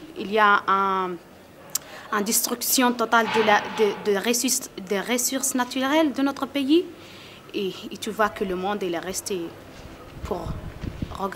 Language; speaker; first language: French; non-native, learner; Arabic